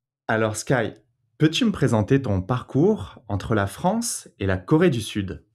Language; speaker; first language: French; native; French